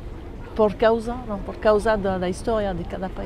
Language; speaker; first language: Portuguese; non-native, fluent; French